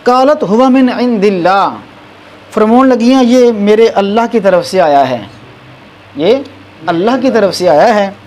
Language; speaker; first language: Urdu; non-native, local second language; Punjabi